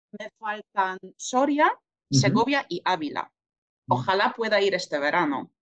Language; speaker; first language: Spanish; non-native, fluent; Polish